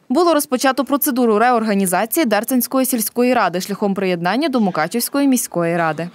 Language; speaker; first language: Ukrainian; native; Ukrainian